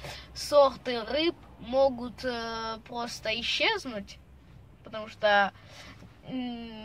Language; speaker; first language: Russian; early bilingual, heritage; Russian